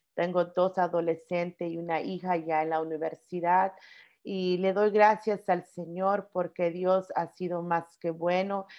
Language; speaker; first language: Spanish; early bilingual, heritage; Spanish